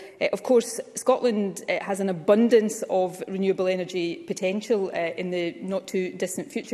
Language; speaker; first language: English; native; English